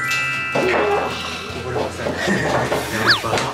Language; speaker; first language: Japanese; native; Japanese